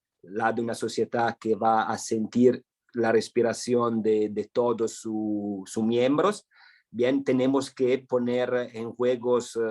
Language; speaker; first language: Spanish; non-native, fluent; Italian